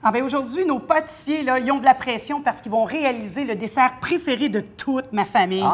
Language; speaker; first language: French; native; French